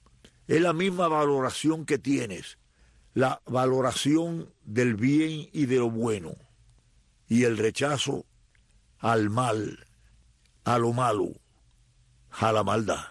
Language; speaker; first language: Spanish; native; Spanish